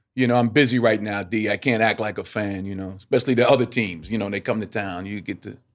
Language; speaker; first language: English; native; English